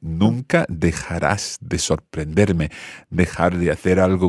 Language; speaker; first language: Spanish; non-native, fluent; English